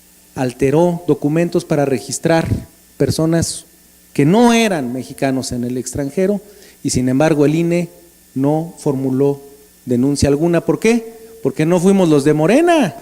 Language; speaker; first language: Spanish; native; Spanish